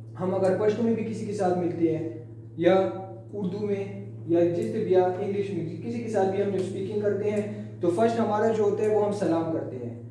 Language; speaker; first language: Urdu; non-native, local second language; Pashto